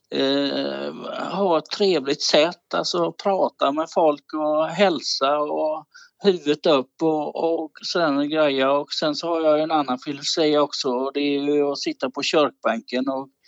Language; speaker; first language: Swedish; native; Swedish